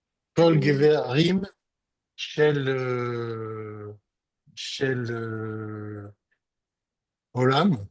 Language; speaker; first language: Hebrew; non-native, learner; French